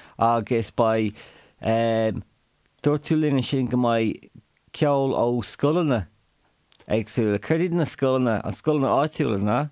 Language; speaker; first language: Irish; non-native, local second language; English